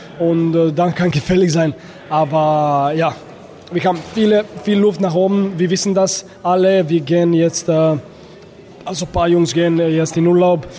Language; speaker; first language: German; non-native, learner; Croatian